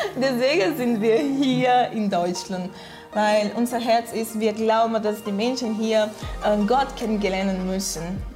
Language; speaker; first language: German; non-native, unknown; Portuguese